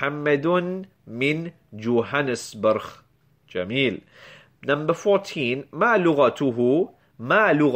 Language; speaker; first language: Arabic; non-native, fluent; English